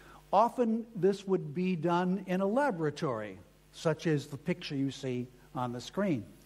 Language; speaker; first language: English; native; English